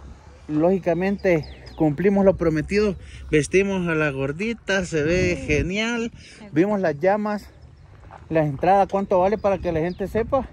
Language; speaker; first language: Spanish; native; Spanish